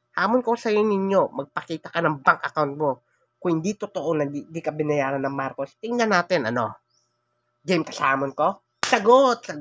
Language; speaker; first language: Filipino; non-native, local second language; Cebuano